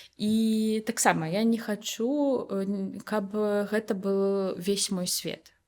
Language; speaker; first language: Belarusian; native; Belarusian